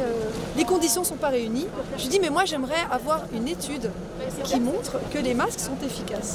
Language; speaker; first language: French; native; French